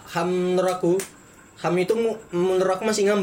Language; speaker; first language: Indonesian; native; Indonesian